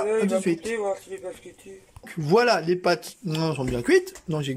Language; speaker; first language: French; native; French